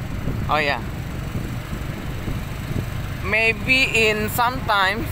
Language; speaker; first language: English; non-native, learner; Indonesian